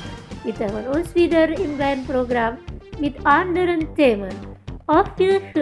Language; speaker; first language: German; non-native, fluent; Indonesian